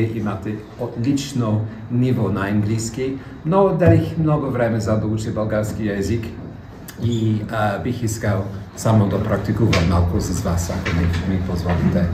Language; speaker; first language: Bulgarian; non-native, learner; English